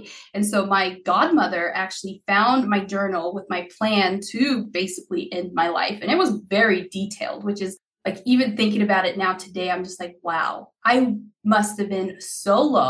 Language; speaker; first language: English; early bilingual, other home language; Haitian Creole